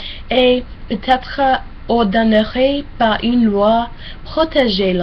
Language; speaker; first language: French; non-native, learner; English